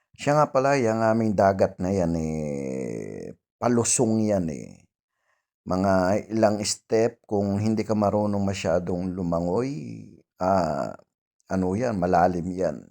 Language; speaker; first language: Filipino; native; Filipino